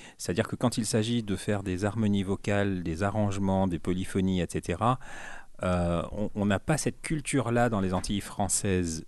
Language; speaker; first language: French; native; French